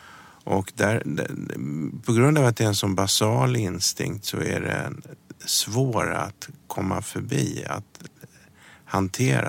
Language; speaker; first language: Swedish; early bilingual, other home language; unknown